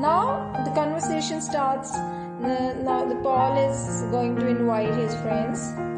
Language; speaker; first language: English; non-native, local second language; Punjabi